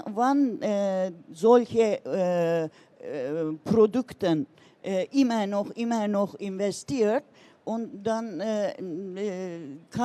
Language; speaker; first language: German; non-native, learner; Turkish